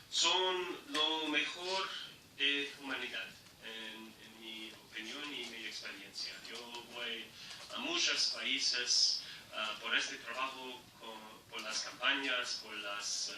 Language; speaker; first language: Spanish; non-native, learner; English